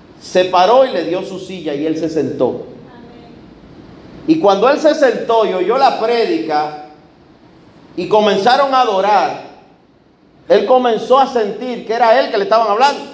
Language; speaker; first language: Spanish; native; Spanish